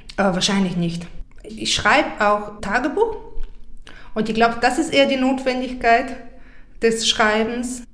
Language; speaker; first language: German; non-native, fluent; Bulgarian